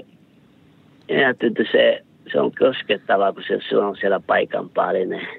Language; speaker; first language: Finnish; non-native, learner; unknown